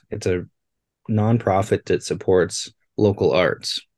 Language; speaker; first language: English; native; English